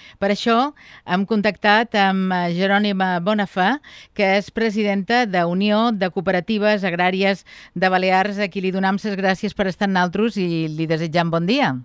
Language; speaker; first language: Catalan; native; Catalan